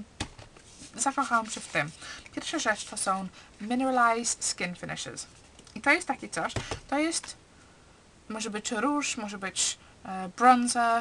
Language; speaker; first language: Polish; early bilingual, heritage; Polish